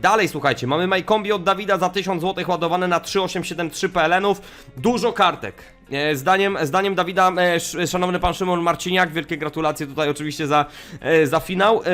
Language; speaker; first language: Polish; native; Polish